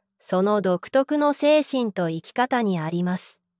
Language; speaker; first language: Japanese; native; Japanese